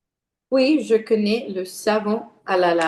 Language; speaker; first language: French; non-native, learner; English